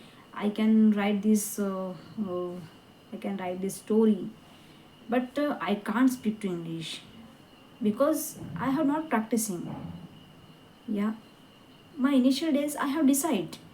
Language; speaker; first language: English; non-native, learner; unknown